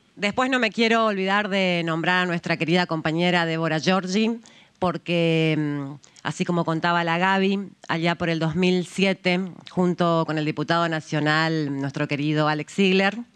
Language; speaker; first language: Spanish; native; Spanish